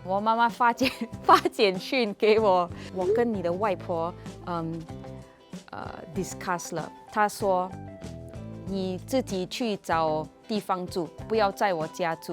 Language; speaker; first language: Chinese; non-native, local second language; English